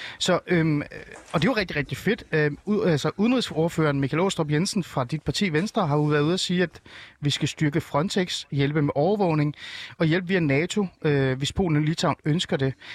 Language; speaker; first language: Danish; early bilingual, other home language; Persian